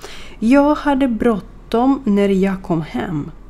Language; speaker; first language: Swedish; non-native, fluent; Ukrainian